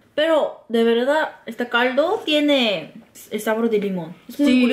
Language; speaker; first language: Spanish; non-native, learner; Korean